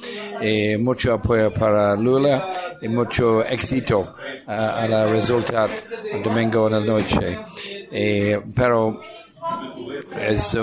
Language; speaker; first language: Spanish; non-native, learner; English